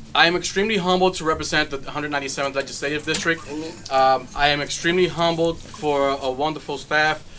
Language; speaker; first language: English; early bilingual, other home language; Spanish